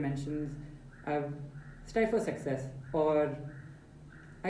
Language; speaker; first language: English; non-native, local second language; Hindi